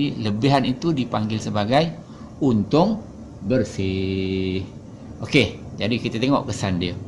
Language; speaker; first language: Malay; native; Malay